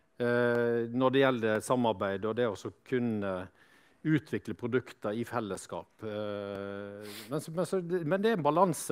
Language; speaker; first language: Norwegian; native; Norwegian